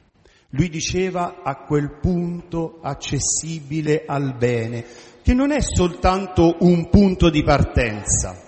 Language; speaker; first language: Italian; native; Italian